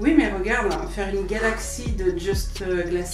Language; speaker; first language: French; native; French